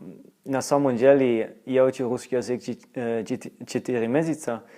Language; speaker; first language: Russian; non-native, learner; Dutch